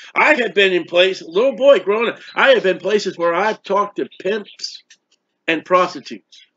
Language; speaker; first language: English; native; English